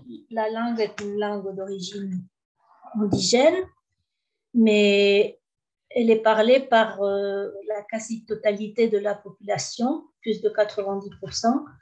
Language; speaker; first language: French; early bilingual, heritage; French